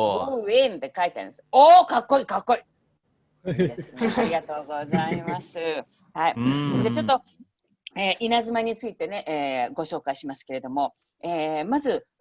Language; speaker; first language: Japanese; non-native, fluent; Indonesian